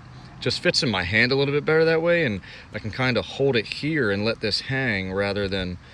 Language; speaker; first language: English; native; English